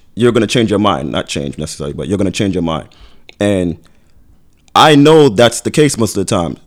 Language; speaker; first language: English; native; English